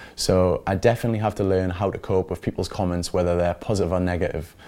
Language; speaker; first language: English; native; English